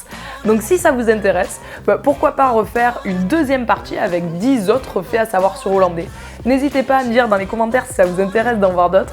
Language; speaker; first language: French; native; French